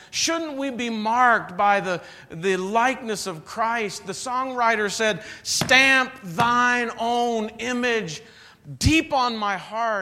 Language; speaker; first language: English; native; English